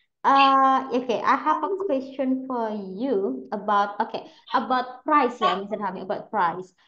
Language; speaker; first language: English; non-native, fluent; Indonesian